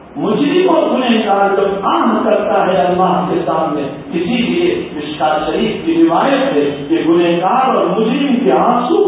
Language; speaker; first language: Urdu; non-native, local second language; Gujarati